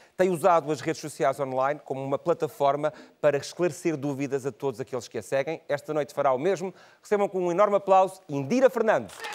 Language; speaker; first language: Portuguese; native; Portuguese